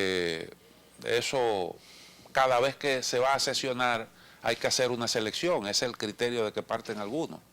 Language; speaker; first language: Spanish; native; Spanish